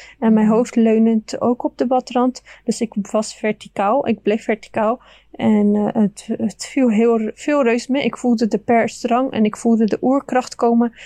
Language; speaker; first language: Dutch; early bilingual, other home language; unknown